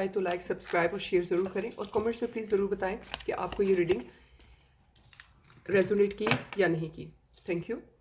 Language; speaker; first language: Hindi; native; Hindi